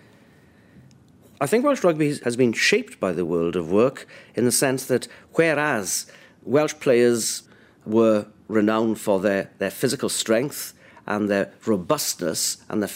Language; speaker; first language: English; native; English